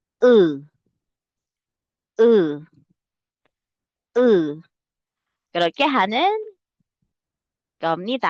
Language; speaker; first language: Korean; non-native, learner; Filipino